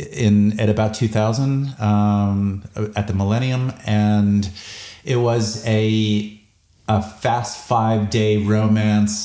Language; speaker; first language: English; native; English